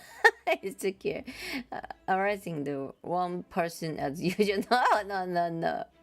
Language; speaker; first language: English; non-native, learner; Japanese